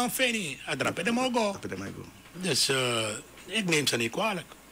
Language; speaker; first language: Dutch; non-native, local second language; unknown